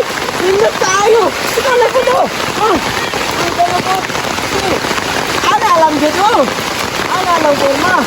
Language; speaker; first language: Filipino; non-native, local second language; Cebuano